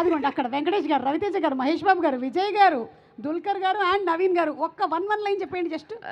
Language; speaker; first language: Telugu; native; Telugu